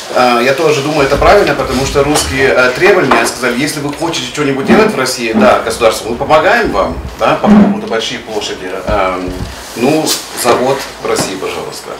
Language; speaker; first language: Russian; non-native, learner; German